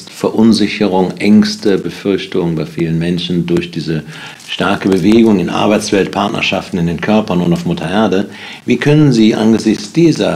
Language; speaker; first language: German; native; German